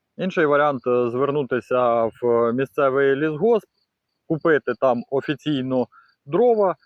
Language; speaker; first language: Ukrainian; native; Ukrainian